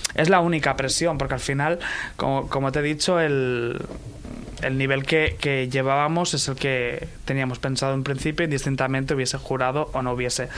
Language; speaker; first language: Spanish; native; Spanish